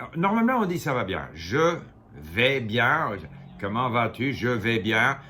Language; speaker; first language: French; non-native, fluent; English